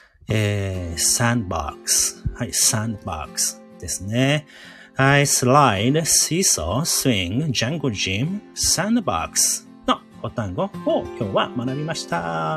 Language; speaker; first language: Japanese; native; Japanese